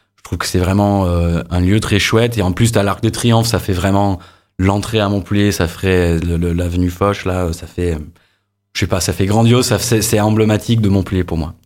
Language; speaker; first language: French; non-native, fluent; English